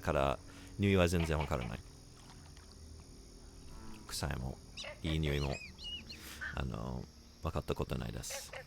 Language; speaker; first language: Japanese; non-native, learner; English